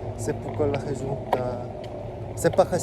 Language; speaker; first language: French; non-native, fluent; Korean